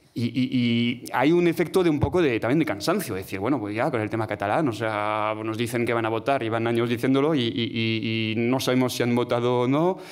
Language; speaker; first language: Spanish; non-native, fluent; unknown